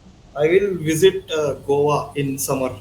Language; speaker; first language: English; non-native, learner; Hindi